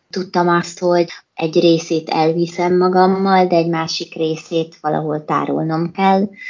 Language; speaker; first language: Hungarian; native; Hungarian